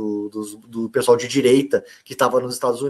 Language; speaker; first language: Portuguese; native; Portuguese